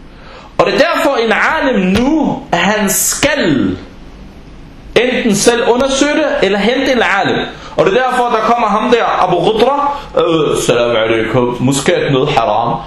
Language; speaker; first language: Danish; non-native, fluent; Arabic